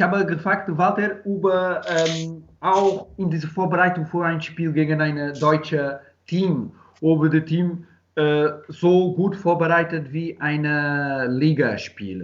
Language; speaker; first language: German; non-native, learner; Portuguese